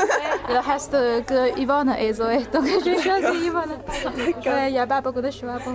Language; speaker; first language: French; non-native, learner; Chinese